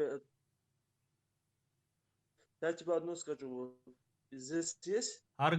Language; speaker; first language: Russian; non-native, local second language; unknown